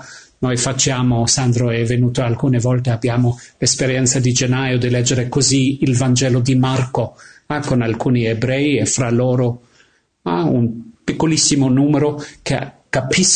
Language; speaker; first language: Italian; non-native, fluent; English